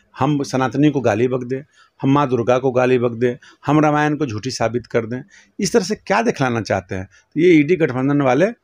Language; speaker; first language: Hindi; native; Hindi